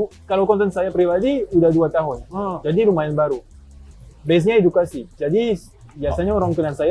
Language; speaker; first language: Indonesian; non-native, fluent; French